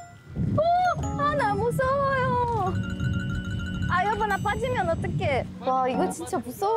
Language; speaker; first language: Korean; non-native, learner; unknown